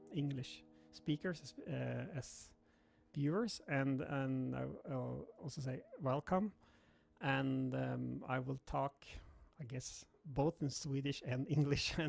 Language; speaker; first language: English; non-native, fluent; Swedish